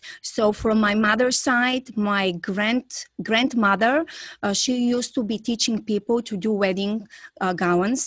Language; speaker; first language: English; non-native, fluent; Bulgarian